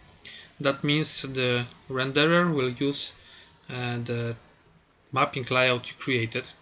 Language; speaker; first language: English; non-native, fluent; Polish